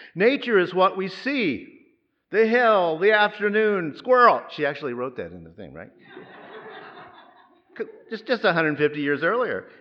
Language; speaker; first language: English; native; English